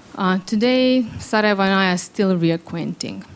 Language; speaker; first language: English; early bilingual, other home language; Serbian